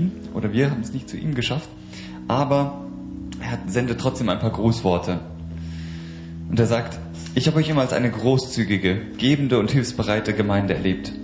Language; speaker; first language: German; native; German